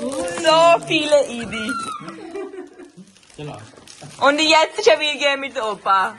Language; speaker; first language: German; non-native, learner; Urdu